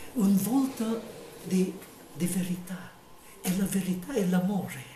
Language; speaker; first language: Italian; non-native, fluent; Filipino